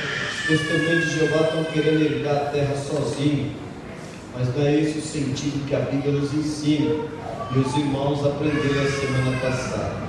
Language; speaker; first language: Portuguese; native; Portuguese